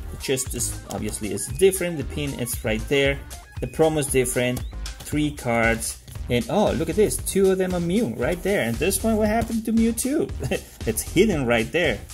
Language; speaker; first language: English; non-native, fluent; Spanish